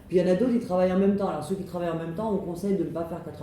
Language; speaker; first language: French; native; French